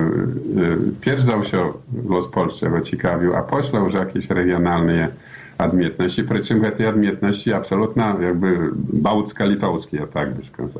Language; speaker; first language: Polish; non-native, learner; Belarusian